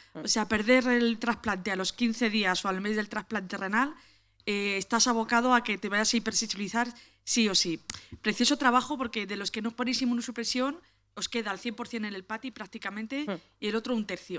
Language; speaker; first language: Spanish; native; Spanish